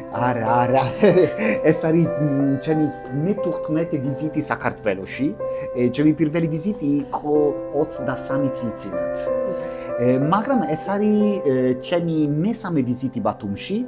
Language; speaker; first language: Georgian; non-native, learner; Italian